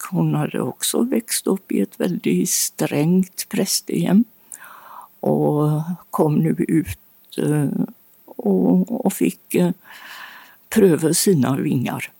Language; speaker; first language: Swedish; native; Swedish